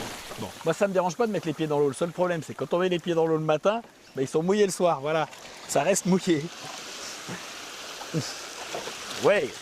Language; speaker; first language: French; native; French